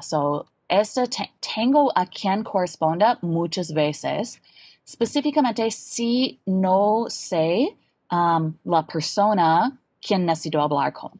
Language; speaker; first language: Spanish; non-native, learner; English